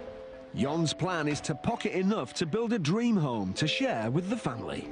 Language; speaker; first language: English; native; English